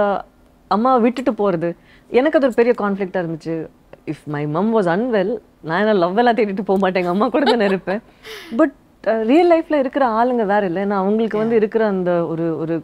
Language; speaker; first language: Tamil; non-native, local second language; Badaga